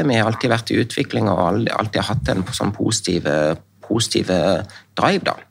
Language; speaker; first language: Norwegian; native; Norwegian